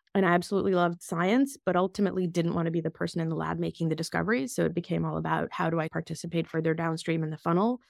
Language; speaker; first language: English; early bilingual, other home language; Russian